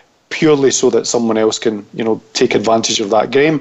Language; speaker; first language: English; native; English